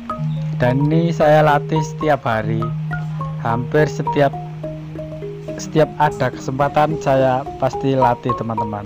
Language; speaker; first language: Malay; non-native, local second language; Javanese